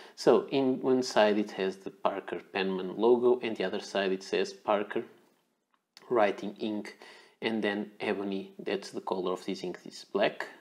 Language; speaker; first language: English; non-native, fluent; Portuguese